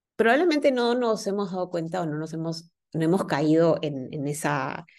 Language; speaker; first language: Spanish; native; Spanish